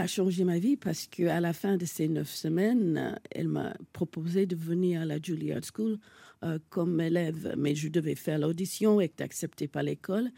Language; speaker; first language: French; non-native, fluent; English